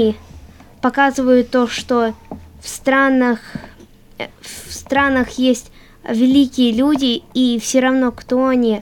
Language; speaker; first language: Russian; early bilingual, heritage; Russian